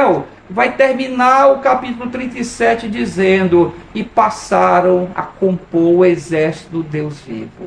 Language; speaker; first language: Portuguese; native; Portuguese